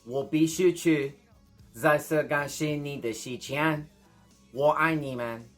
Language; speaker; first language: Chinese; non-native, learner; English